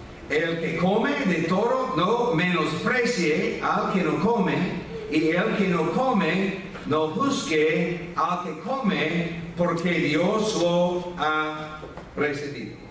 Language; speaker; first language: Spanish; non-native, fluent; English